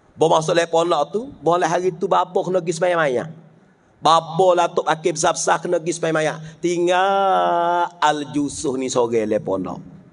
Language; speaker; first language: Malay; native; Malay